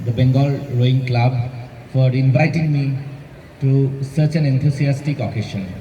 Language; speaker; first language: English; non-native, local second language; Bangla